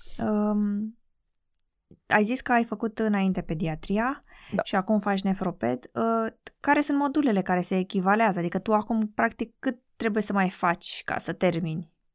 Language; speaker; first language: Romanian; native; Romanian